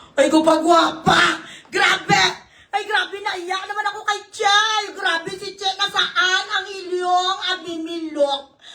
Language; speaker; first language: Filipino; non-native, local second language; Hiligaynon